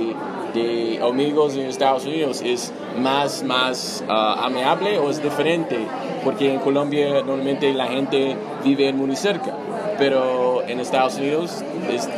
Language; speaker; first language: Spanish; non-native, learner; English